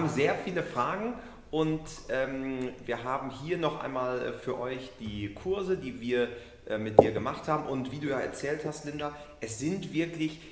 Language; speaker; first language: German; native; German